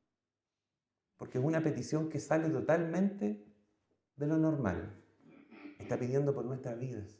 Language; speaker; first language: Spanish; native; Spanish